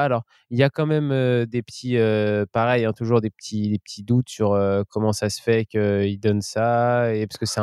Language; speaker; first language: French; native; French